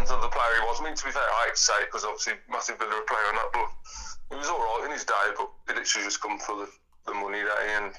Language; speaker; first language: English; native; English